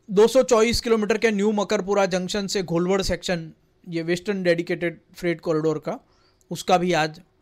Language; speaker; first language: Hindi; non-native, local second language; Gujarati